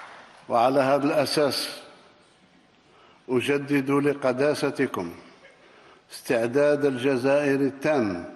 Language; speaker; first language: Arabic; native; Arabic